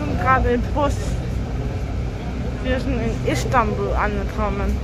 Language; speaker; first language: German; early bilingual, other home language; Turkish